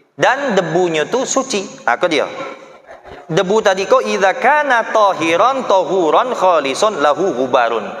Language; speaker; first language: Malay; native; Malay